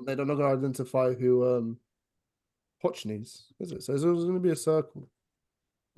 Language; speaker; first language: English; native; English